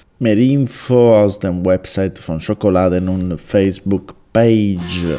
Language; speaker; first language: German; non-native, learner; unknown